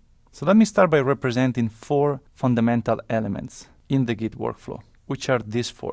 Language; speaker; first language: English; non-native, fluent; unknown